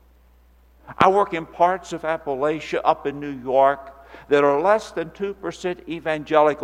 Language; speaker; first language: English; native; English